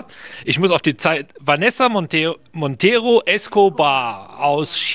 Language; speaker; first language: German; native; German